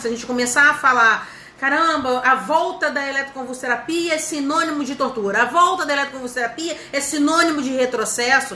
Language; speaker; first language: Portuguese; native; Portuguese